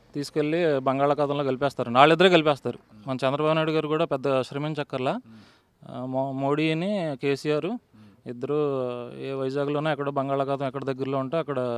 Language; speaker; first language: Telugu; native; Telugu